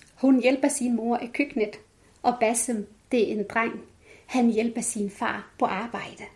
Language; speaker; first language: Danish; non-native, fluent; Arabic